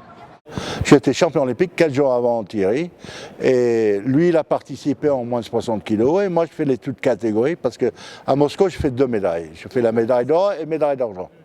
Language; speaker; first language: French; non-native, fluent; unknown